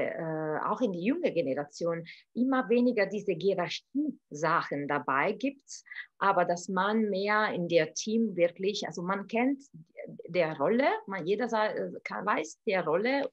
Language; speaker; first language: German; non-native, fluent; Italian